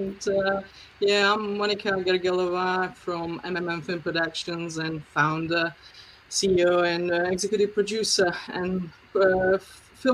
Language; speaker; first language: English; non-native, fluent; Slovak